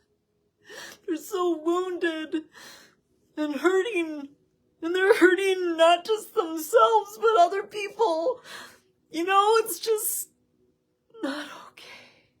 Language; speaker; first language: English; native; English